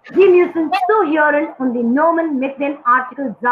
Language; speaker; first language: German; non-native, learner; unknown